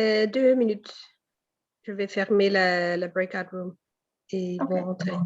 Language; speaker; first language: French; non-native, fluent; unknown